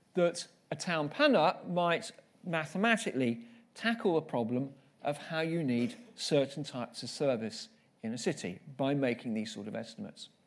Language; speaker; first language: English; native; English